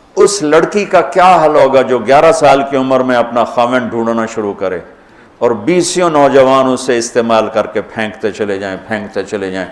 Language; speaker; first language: Urdu; non-native, local second language; Punjabi